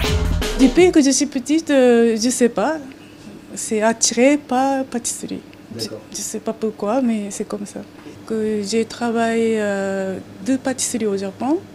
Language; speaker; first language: French; non-native, learner; Japanese